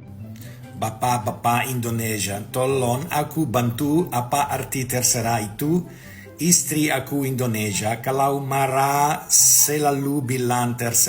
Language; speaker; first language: Indonesian; non-native, learner; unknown